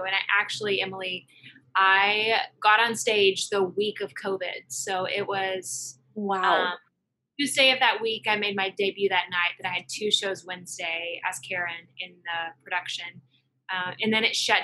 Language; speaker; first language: English; native; English